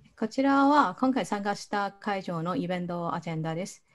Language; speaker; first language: Japanese; non-native, fluent; Cantonese